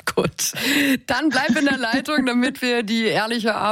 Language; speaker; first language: German; native; German